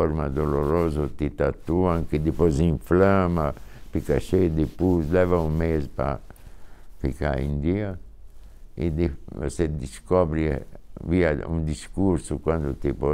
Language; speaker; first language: Portuguese; non-native, fluent; Hungarian